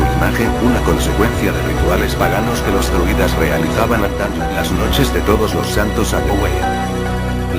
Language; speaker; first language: Spanish; native; Spanish